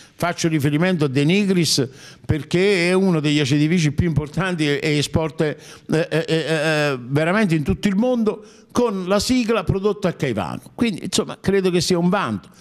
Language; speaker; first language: Italian; native; Italian